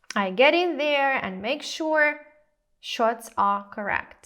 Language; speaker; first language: English; non-native, fluent; Ukrainian